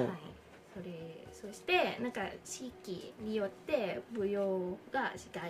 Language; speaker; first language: Japanese; non-native, learner; Thai